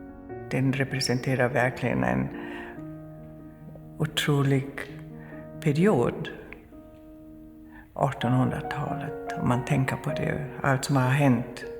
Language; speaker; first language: Swedish; non-native, fluent; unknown